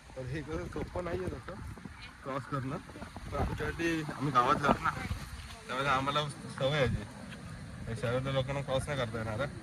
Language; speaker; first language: Marathi; native; Marathi